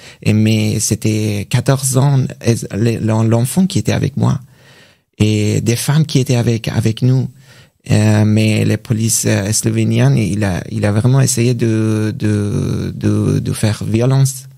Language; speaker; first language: French; non-native, learner; Persian